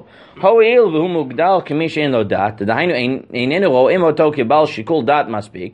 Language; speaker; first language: Hebrew; non-native, fluent; English